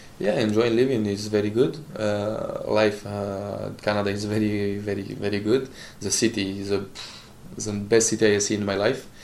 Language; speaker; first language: English; non-native, learner; Italian